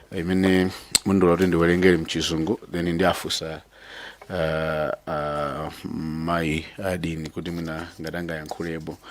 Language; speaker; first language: Nyanja; native; Nyanja